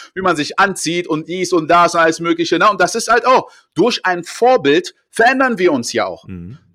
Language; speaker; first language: German; early bilingual, other home language; French